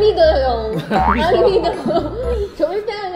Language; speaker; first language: Korean; non-native, learner; Filipino